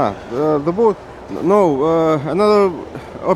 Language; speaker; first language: English; non-native, learner; Russian